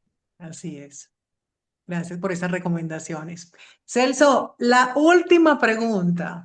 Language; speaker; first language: Spanish; native; Spanish